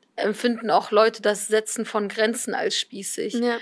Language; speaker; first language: German; native; German